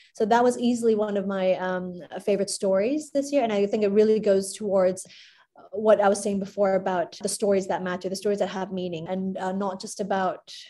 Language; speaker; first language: English; non-native, local second language; Cantonese